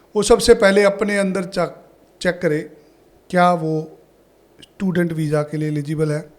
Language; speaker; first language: Hindi; non-native, local second language; Punjabi